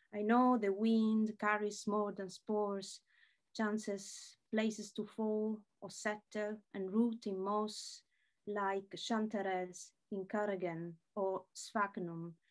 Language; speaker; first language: English; non-native, fluent; Italian